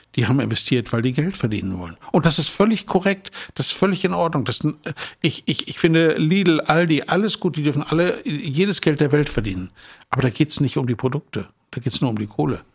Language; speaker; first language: German; native; German